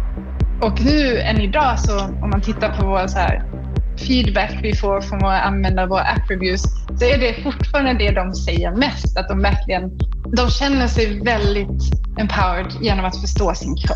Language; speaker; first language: Swedish; native; Swedish